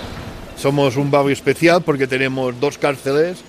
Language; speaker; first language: Spanish; native; Spanish